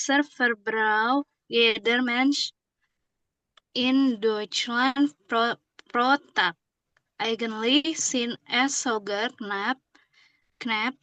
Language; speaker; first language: German; non-native, learner; Indonesian